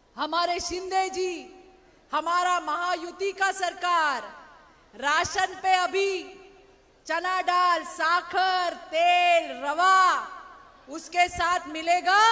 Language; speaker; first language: Hindi; non-native, local second language; Marathi